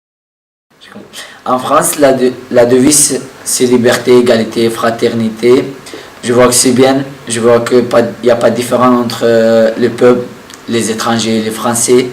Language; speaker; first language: French; non-native, learner; Kurdish